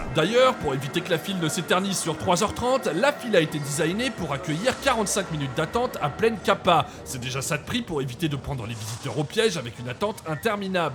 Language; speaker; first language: French; native; French